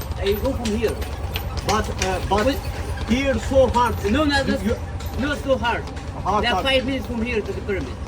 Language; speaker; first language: English; non-native, learner; Arabic